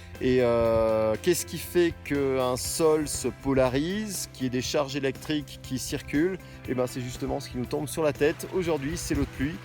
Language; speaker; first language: French; native; French